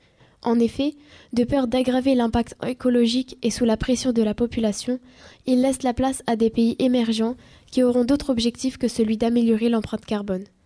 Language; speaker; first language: French; native; French